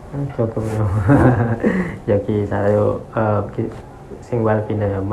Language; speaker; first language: Korean; non-native, learner; Indonesian